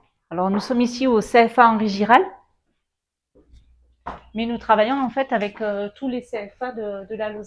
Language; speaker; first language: French; native; French